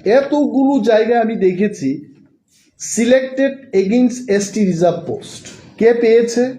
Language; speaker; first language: Bangla; non-native, local second language; Kok Borok